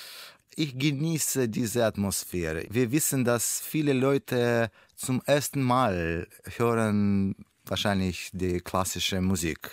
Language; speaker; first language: German; non-native, learner; Russian